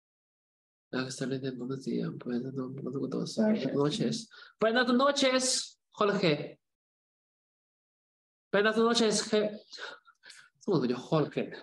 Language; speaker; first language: Spanish; non-native, learner; Chinese